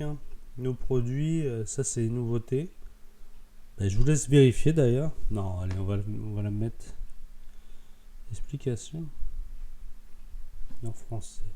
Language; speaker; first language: French; native; French